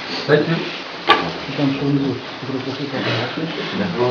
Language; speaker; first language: Russian; non-native, local second language; Ukrainian